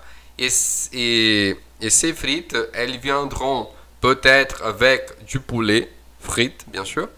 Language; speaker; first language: French; non-native, fluent; Portuguese